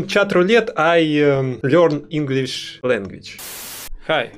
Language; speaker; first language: English; non-native, learner; Russian